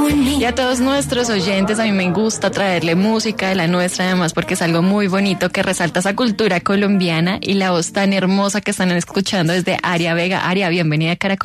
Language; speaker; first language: Spanish; native; Spanish